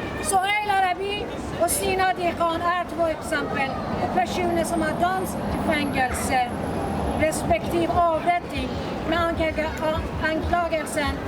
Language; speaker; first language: Swedish; non-native, fluent; Persian